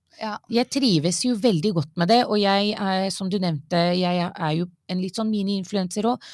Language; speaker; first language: Norwegian; early bilingual, other home language; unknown